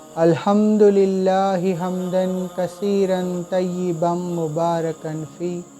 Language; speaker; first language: Urdu; native; Urdu